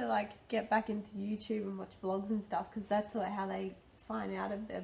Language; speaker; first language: English; native; English